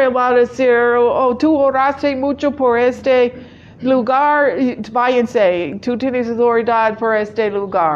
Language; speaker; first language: Spanish; non-native, fluent; English